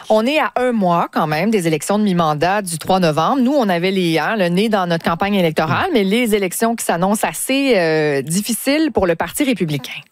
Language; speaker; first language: French; native; French